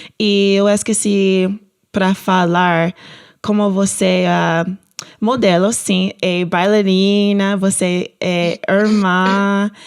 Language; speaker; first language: Portuguese; non-native, learner; English